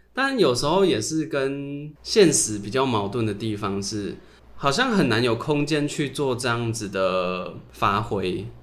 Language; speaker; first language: Chinese; native; Chinese